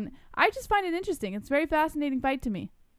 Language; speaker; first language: English; native; English